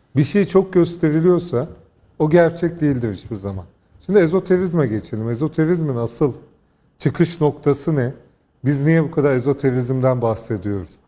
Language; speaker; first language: Turkish; native; Turkish